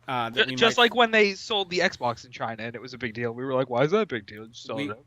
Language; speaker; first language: English; native; English